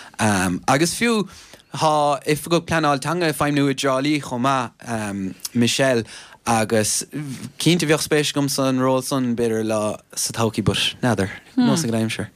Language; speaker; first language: Irish; non-native, local second language; English